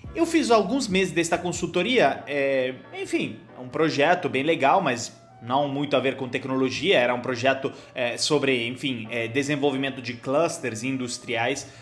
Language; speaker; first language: Portuguese; non-native, fluent; Italian